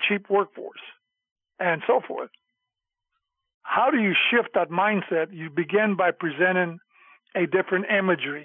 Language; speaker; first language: English; native; English